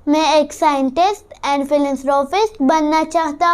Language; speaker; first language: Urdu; early bilingual, heritage; Urdu